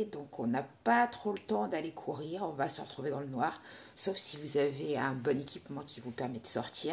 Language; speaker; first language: French; native; French